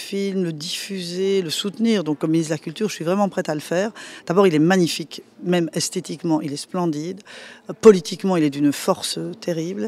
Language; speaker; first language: French; native; French